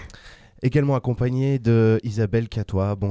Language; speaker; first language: French; native; French